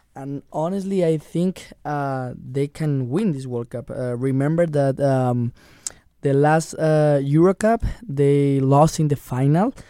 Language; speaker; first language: English; non-native, learner; Spanish